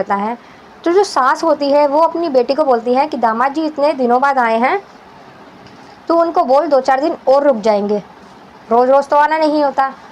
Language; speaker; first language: Hindi; native; Hindi